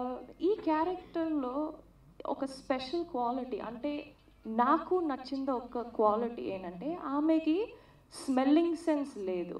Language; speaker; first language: Telugu; non-native, learner; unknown